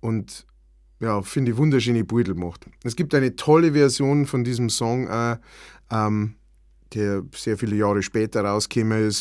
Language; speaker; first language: German; native; German